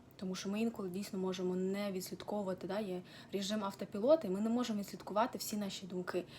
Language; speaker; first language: Ukrainian; non-native, local second language; Russian